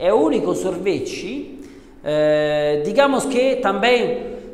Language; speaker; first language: Portuguese; non-native, fluent; Italian